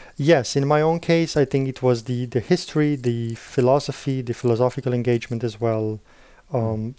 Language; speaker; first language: English; non-native, fluent; Slovenian